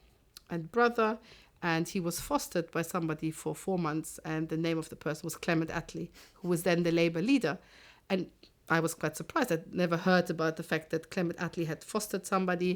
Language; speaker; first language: English; non-native, fluent; German